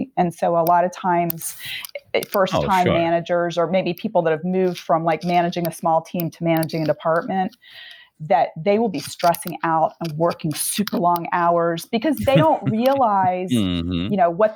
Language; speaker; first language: English; native; English